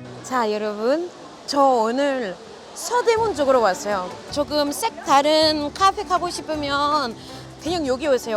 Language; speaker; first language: Korean; non-native, fluent; French